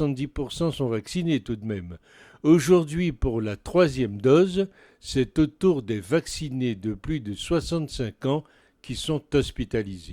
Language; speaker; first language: French; native; French